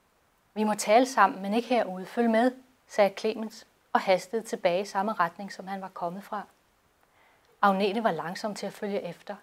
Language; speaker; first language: Danish; native; Danish